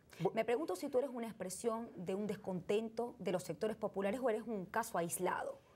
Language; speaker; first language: Spanish; native; Spanish